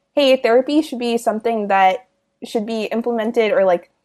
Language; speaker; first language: English; early bilingual, other home language; Hindi